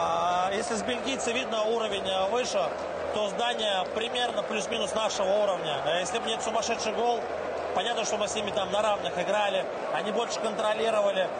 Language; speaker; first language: Russian; native; Russian